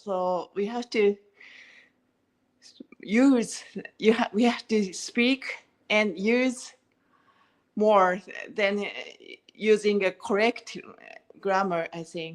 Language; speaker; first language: English; non-native, learner; Japanese